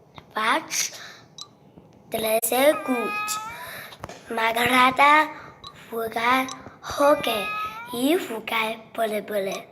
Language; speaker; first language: Catalan; non-native, learner; Chinese